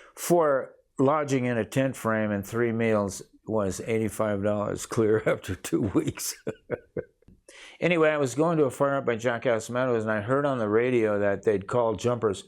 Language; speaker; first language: English; native; English